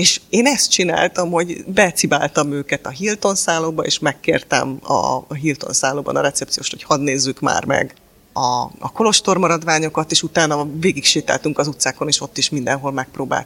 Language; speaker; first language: Hungarian; native; Hungarian